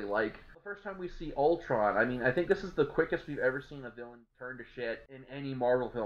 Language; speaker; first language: English; native; English